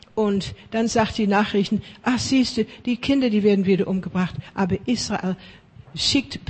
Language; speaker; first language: German; non-native, fluent; Afrikaans